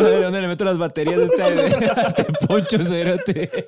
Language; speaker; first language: Spanish; native; Spanish